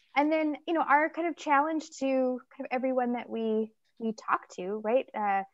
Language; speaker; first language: English; native; English